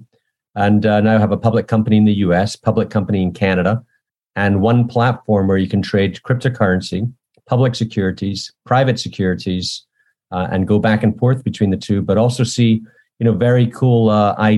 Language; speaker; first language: English; native; English